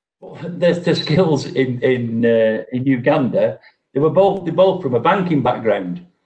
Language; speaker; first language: English; native; English